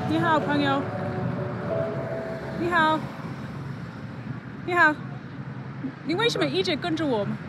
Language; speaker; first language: Chinese; non-native, learner; English